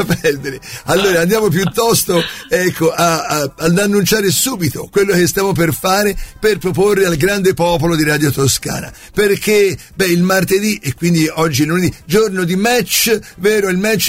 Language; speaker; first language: Italian; native; Italian